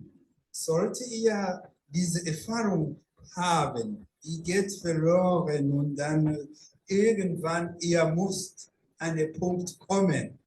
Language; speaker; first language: German; non-native, fluent; Rundi